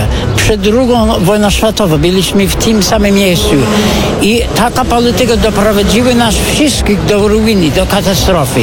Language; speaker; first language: Polish; non-native, fluent; English